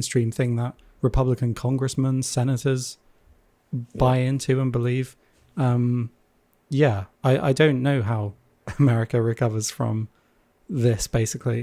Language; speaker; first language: English; native; English